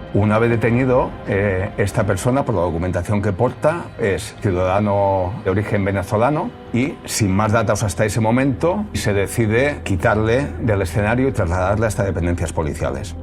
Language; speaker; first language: Spanish; native; Spanish